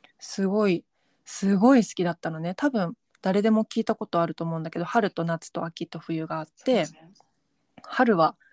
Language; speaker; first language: Japanese; native; Japanese